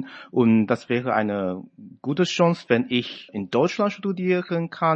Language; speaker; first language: German; non-native, fluent; Chinese